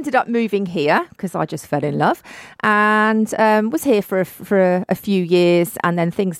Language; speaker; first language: English; native; English